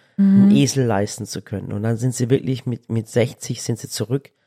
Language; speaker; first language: German; early bilingual, other home language; Turkish